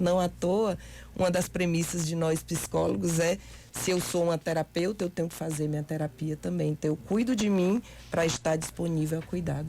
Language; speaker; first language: Portuguese; native; Portuguese